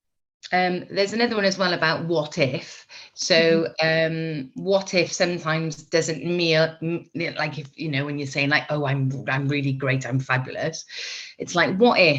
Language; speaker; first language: English; native; English